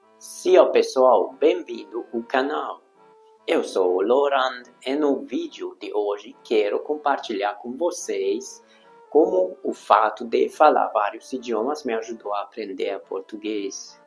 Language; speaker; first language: Portuguese; non-native, fluent; Hungarian